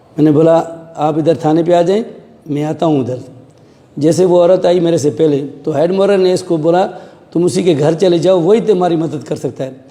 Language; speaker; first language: Urdu; non-native, local second language; Sindhi